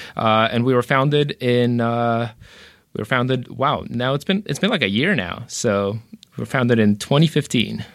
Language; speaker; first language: English; early bilingual, other home language; Russian